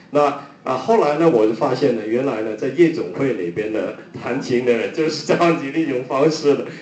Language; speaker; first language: Chinese; non-native, local second language; Cantonese